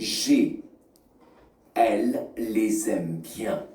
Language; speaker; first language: French; non-native, learner; Russian